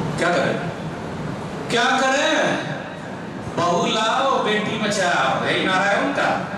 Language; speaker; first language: Urdu; non-native, local second language; Hindi